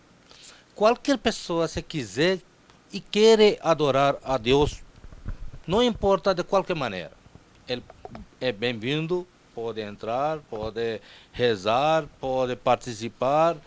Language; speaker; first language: Portuguese; non-native, fluent; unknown